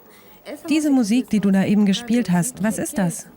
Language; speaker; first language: German; native; German